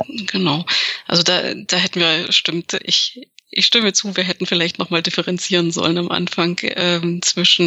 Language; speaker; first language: German; native; German